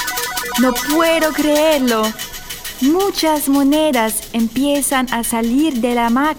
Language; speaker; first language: Spanish; non-native, fluent; German